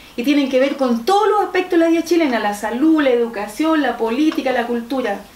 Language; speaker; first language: Spanish; native; Spanish